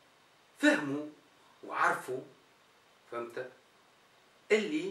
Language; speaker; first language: Arabic; native; Arabic